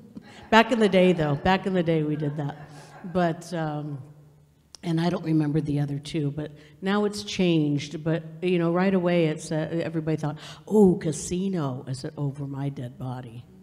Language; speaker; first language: English; native; English